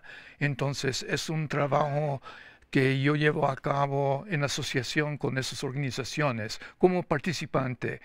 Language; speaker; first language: Spanish; non-native, fluent; English